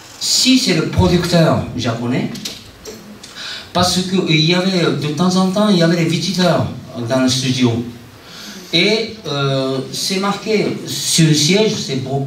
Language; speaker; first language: French; non-native, fluent; Japanese